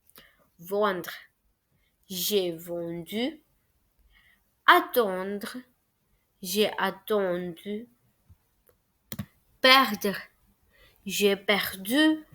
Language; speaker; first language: French; non-native, fluent; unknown